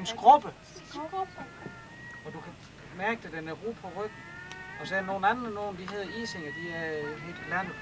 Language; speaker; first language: Danish; native; Danish